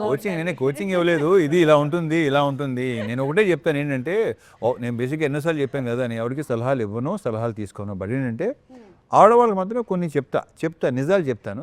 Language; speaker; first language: Telugu; native; Telugu